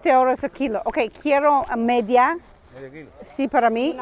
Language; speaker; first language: Spanish; non-native, learner; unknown